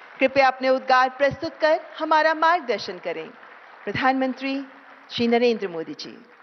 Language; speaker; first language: Hindi; native; Hindi